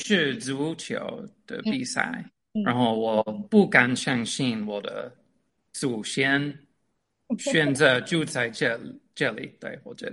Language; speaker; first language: Chinese; non-native, fluent; English